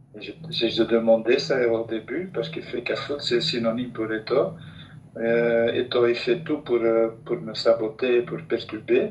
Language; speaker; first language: French; non-native, local second language; Dutch